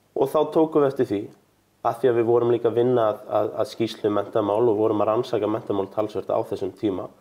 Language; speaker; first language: Icelandic; early bilingual, heritage; Icelandic